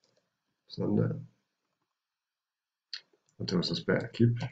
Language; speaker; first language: Danish; native; Danish